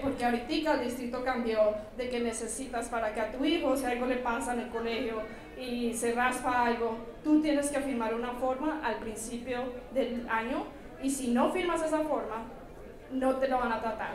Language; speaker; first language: Spanish; early bilingual, heritage; Spanish